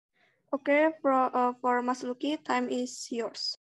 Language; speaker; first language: English; non-native, learner; Indonesian